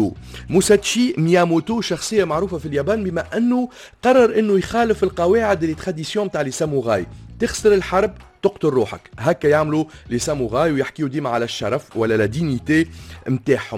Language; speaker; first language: Arabic; native; Arabic